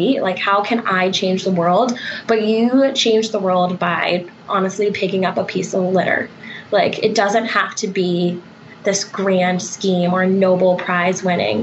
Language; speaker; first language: English; native; English